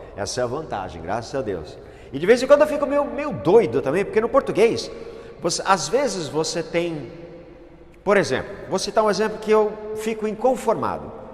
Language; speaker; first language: Portuguese; non-native, fluent; English